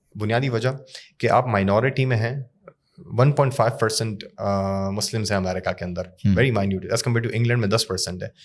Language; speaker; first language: Urdu; native; Urdu